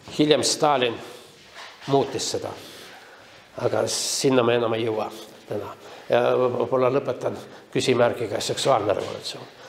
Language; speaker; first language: Estonian; non-native, local second language; Russian